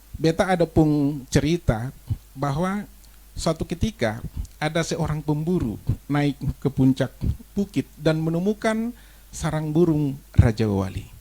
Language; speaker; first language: Indonesian; non-native, local second language; Batak Toba